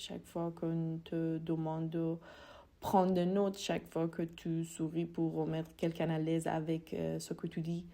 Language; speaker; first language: French; non-native, fluent; Persian